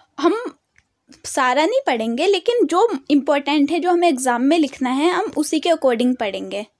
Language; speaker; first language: Hindi; native; Hindi